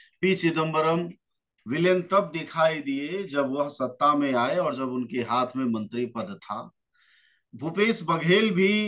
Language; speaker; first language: Hindi; native; Hindi